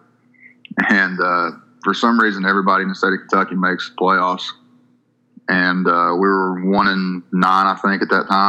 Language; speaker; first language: English; native; English